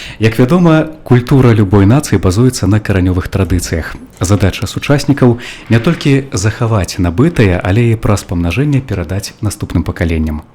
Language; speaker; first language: Belarusian; native; Belarusian